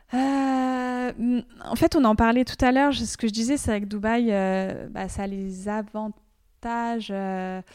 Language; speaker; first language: French; native; French